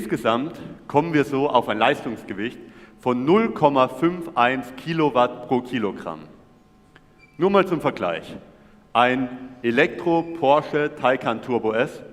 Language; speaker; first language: German; native; German